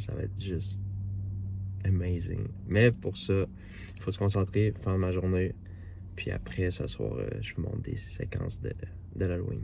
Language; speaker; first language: French; native; French